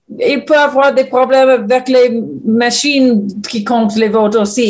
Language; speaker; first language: French; non-native, learner; English